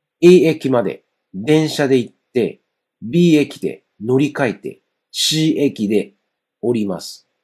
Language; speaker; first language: Japanese; non-native, fluent; Chinese